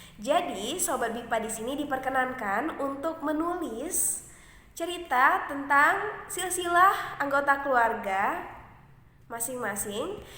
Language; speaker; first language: Indonesian; native; Indonesian